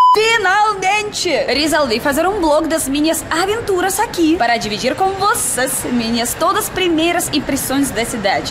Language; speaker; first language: Portuguese; non-native, fluent; Russian